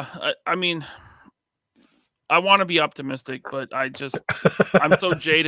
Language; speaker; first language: English; native; English